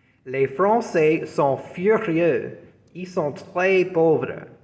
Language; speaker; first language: French; non-native, fluent; English